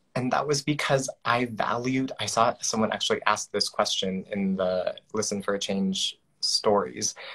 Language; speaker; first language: English; native; English